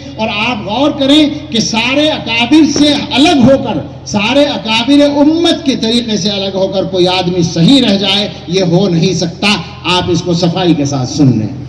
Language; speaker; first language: Urdu; native; Urdu